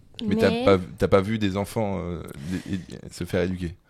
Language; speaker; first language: French; native; French